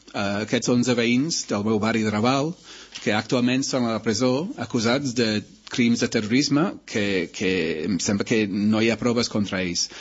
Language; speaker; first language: Catalan; non-native, local second language; Spanish